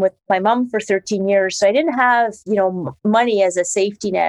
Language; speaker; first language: English; non-native, fluent; French